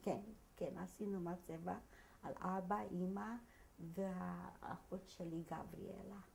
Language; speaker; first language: Hebrew; non-native, fluent; Hungarian